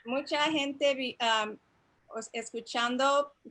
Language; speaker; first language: Spanish; non-native, fluent; English